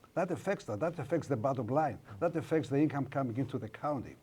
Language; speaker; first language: English; non-native, fluent; Greek